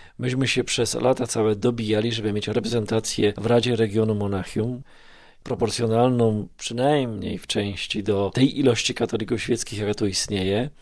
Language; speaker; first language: Polish; native; Polish